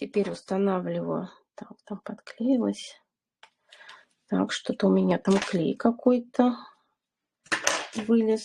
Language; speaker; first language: Russian; native; Russian